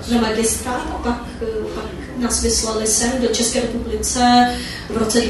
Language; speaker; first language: Czech; non-native, fluent; Korean